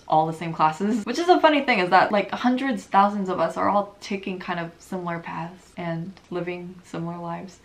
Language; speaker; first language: English; native; English